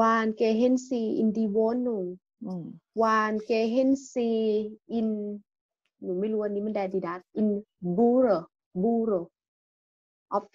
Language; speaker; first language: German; non-native, learner; Thai